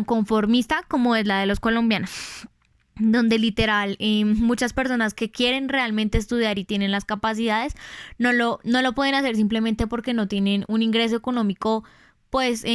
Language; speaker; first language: Spanish; native; Spanish